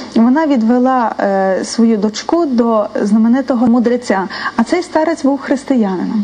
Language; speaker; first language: Ukrainian; native; Ukrainian